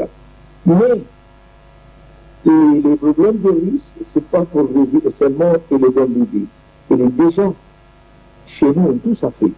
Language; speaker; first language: French; non-native, learner; Arabic